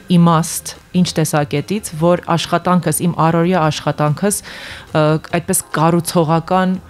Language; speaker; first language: Armenian; early bilingual, heritage; Armenian